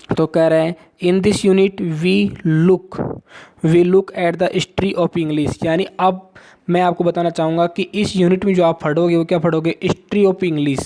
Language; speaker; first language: Hindi; native; Hindi